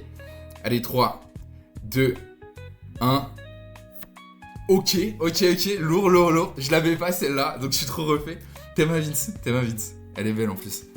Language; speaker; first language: French; native; French